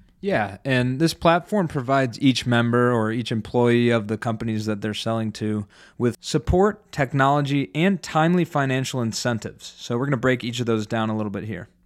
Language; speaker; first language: English; native; English